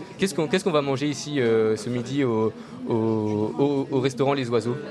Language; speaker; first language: French; native; French